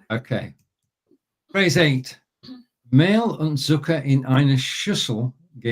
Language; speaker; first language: German; non-native, learner; English